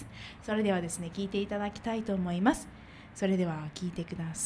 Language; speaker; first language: Japanese; native; Japanese